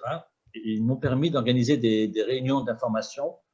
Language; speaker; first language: French; native; French